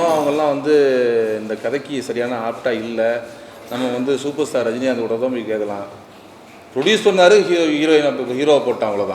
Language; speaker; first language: Tamil; native; Tamil